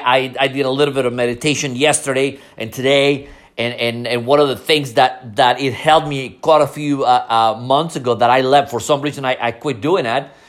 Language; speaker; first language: English; non-native, fluent; Spanish